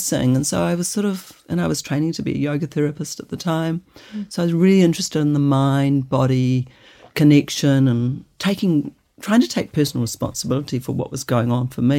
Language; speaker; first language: English; native; English